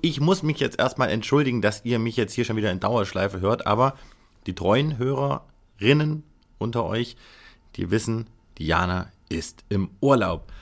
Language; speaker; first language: German; native; German